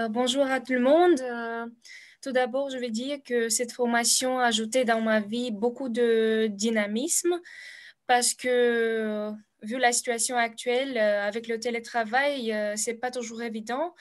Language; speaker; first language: French; non-native, fluent; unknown